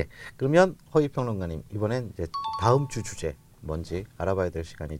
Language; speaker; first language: Korean; native; Korean